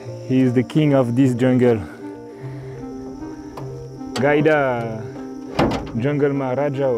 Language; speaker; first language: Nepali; non-native, learner; French